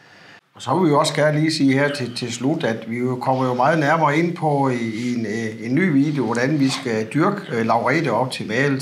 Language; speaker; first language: Danish; native; Danish